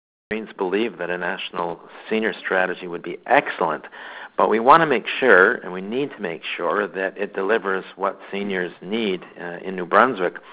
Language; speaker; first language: English; native; English